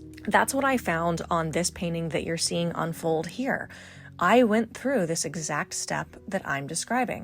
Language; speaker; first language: English; native; English